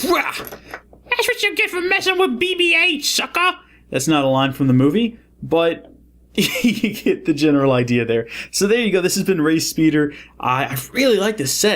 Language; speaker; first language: English; native; English